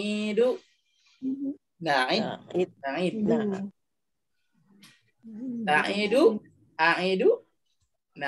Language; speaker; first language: Arabic; non-native, fluent; Indonesian